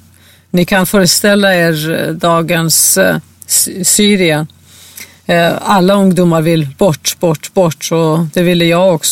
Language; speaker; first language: Swedish; non-native, fluent; Persian